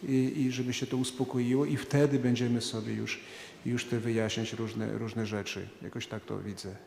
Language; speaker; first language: Polish; non-native, fluent; Ukrainian